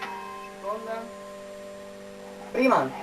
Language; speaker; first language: Italian; native; Italian